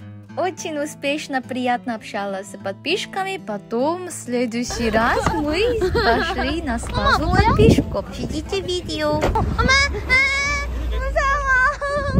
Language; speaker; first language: Russian; non-native, learner; Korean